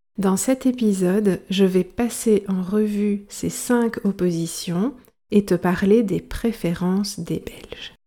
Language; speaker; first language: French; native; French